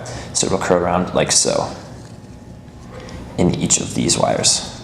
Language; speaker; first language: English; native; English